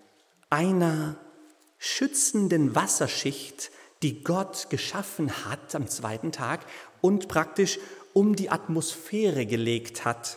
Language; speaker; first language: German; native; German